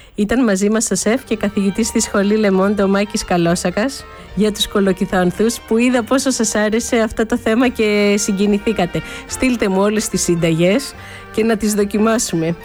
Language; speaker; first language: Greek; native; Greek